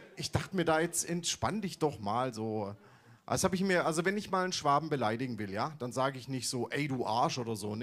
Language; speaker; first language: German; native; German